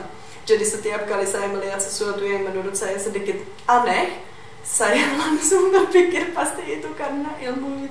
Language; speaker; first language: Indonesian; non-native, fluent; Czech